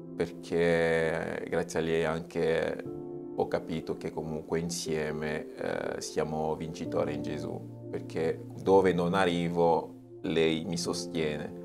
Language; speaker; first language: Italian; non-native, fluent; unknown